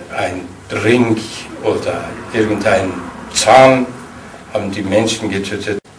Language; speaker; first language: German; non-native, fluent; Turkish